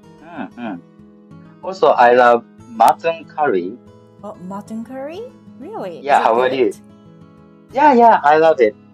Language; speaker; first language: English; non-native, learner; Japanese